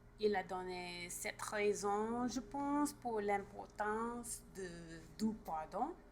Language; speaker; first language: French; non-native, learner; English